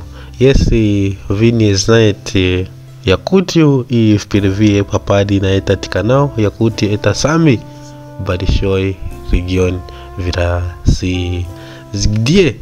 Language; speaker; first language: Russian; non-native, learner; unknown